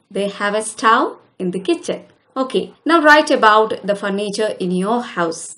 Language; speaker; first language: English; non-native, local second language; Malayalam